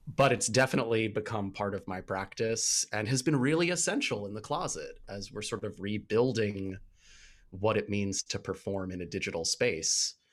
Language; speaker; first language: English; native; English